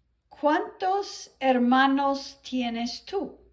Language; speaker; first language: Spanish; non-native, fluent; English